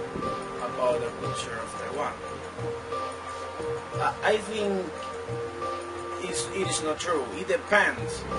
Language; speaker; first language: English; non-native, fluent; Spanish